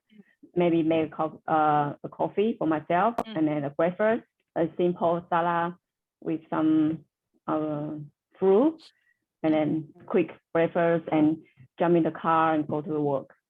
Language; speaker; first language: English; non-native, learner; Chinese